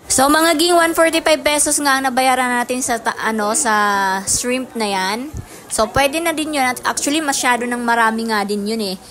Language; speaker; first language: Filipino; non-native, local second language; Cebuano